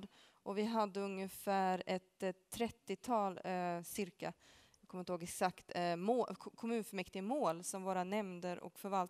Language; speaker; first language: Swedish; native; Swedish